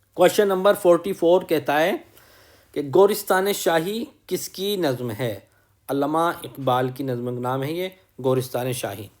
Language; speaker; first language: Urdu; native; Urdu